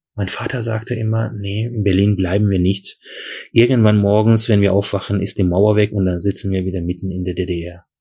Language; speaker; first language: German; non-native, fluent; Persian